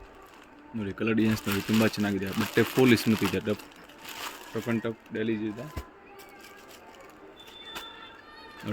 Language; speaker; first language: Kannada; non-native, local second language; Hindi